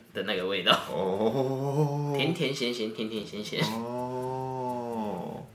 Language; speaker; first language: Chinese; native; Chinese